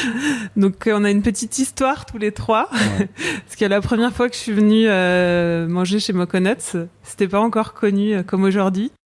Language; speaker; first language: French; native; French